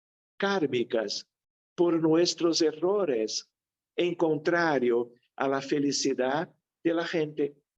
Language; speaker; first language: Spanish; non-native, fluent; Portuguese